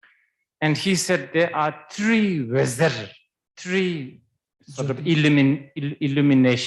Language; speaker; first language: English; non-native, fluent; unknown